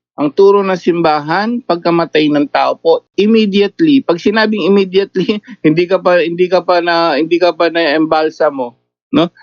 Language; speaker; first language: Filipino; native; Filipino